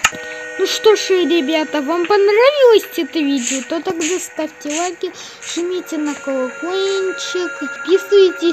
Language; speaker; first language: Russian; native; Russian